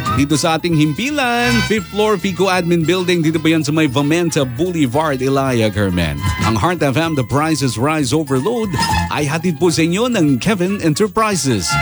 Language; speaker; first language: Filipino; non-native, local second language; Cebuano